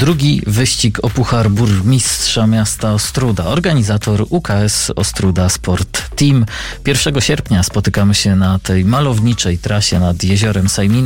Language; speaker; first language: Polish; native; Polish